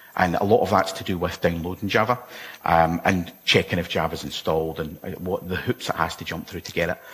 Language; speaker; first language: English; native; English